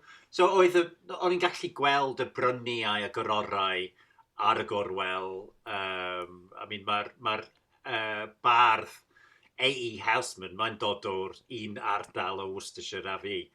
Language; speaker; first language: Welsh; non-native, fluent; English